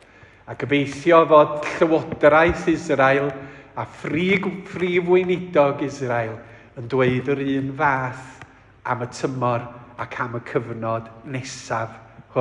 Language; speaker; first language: Welsh; native; Welsh